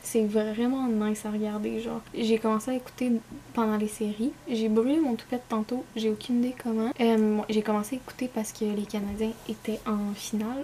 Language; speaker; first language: French; native; French